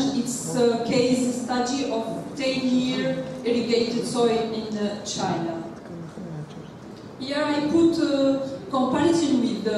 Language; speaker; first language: English; non-native, local second language; Arabic